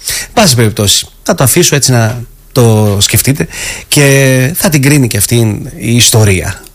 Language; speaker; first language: Greek; early bilingual, heritage; Greek